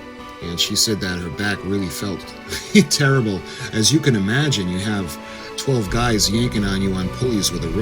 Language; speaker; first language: English; native; English